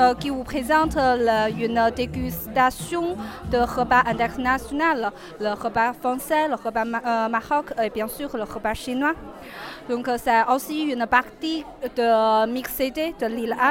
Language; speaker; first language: French; non-native, fluent; Chinese